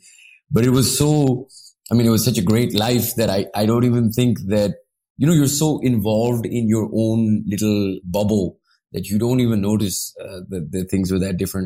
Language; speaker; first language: English; non-native, local second language; Urdu